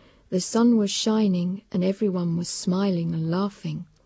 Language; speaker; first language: English; native; English